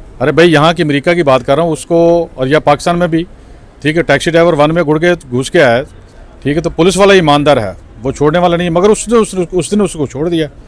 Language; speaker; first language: Urdu; native; Urdu